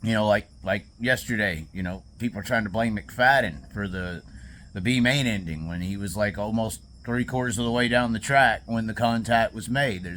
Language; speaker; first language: English; native; English